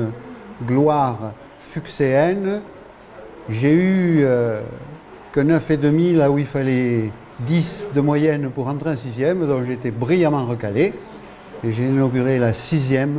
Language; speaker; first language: French; native; French